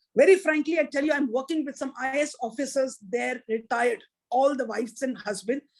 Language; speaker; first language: English; non-native, local second language; Punjabi